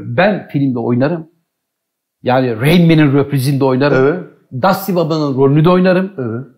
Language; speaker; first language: Turkish; native; Turkish